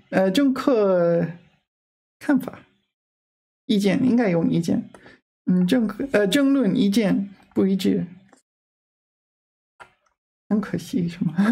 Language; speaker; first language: Chinese; non-native, fluent; English